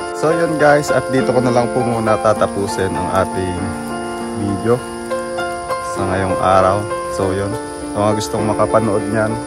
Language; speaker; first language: Filipino; non-native, local second language; Bikol